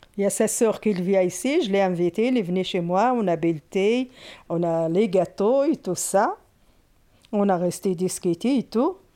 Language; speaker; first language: French; non-native, fluent; Arabic